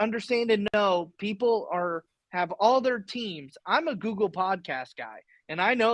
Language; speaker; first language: English; native; English